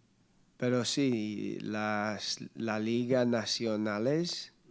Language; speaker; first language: Spanish; non-native, learner; English